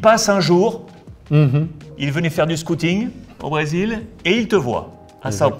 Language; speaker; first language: French; native; French